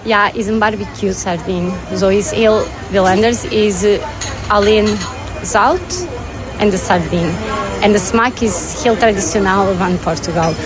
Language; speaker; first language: Dutch; non-native, learner; Portuguese